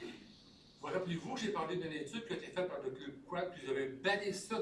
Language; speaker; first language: French; native; French